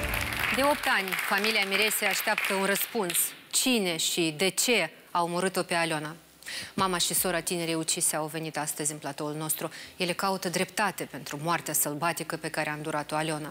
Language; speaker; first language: Romanian; native; Romanian